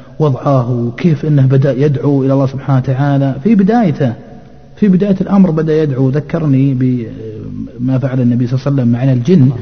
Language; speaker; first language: Arabic; native; Arabic